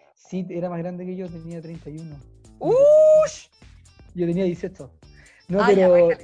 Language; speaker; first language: Spanish; native; Spanish